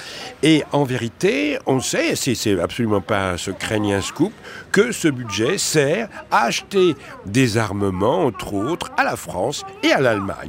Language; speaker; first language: French; native; French